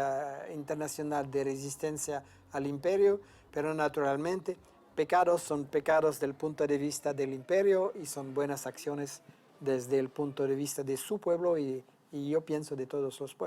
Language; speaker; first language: Spanish; non-native, fluent; French